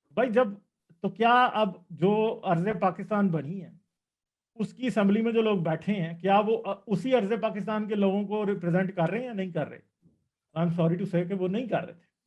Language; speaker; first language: Urdu; non-native, local second language; Punjabi